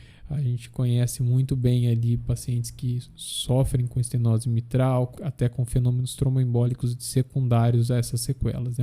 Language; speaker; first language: Portuguese; native; Portuguese